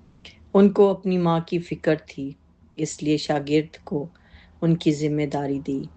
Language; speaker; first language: Urdu; native; Urdu